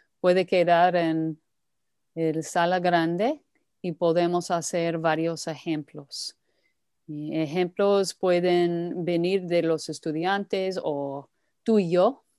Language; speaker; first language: Spanish; non-native, fluent; English